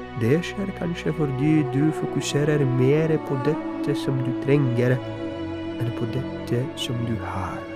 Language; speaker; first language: Norwegian; non-native, fluent; Polish